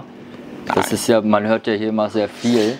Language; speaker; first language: German; native; German